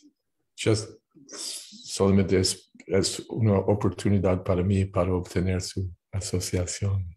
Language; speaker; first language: Spanish; non-native, learner; English